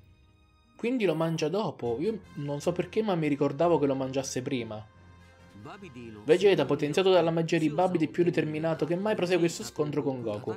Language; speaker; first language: Italian; native; Italian